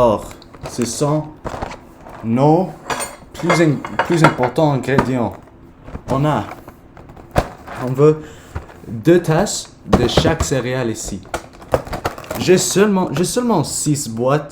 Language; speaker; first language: French; non-native, learner; English